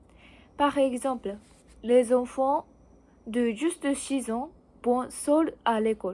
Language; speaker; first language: French; non-native, learner; Japanese